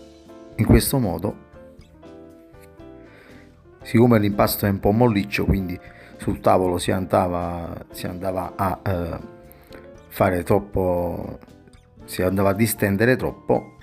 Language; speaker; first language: Italian; native; Italian